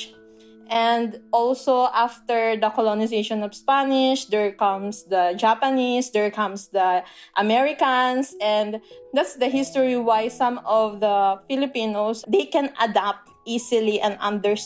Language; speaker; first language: English; non-native, local second language; Filipino